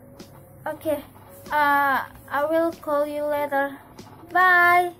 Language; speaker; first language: English; non-native, learner; Indonesian